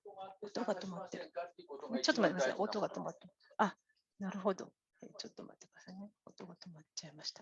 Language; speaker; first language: Japanese; native; Japanese